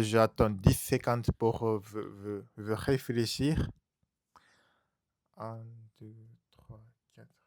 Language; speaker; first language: French; non-native, learner; Japanese